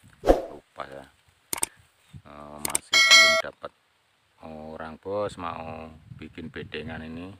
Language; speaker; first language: Indonesian; non-native, local second language; Javanese